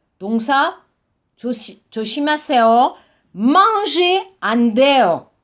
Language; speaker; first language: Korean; non-native, learner; French